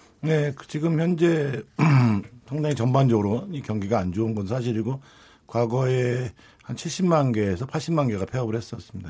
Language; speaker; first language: Korean; native; Korean